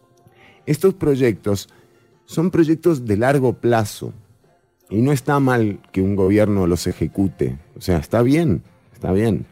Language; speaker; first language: Spanish; native; Spanish